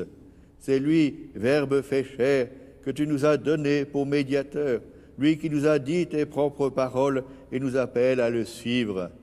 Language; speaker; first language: French; native; French